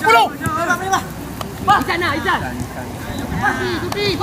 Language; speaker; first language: Indonesian; native; Indonesian